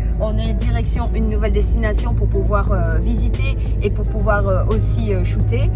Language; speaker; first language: French; native; French